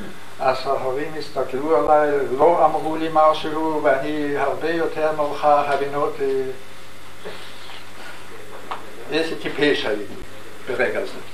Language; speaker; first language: Hebrew; non-native, fluent; German